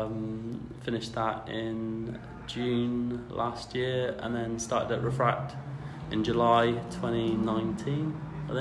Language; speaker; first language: English; native; English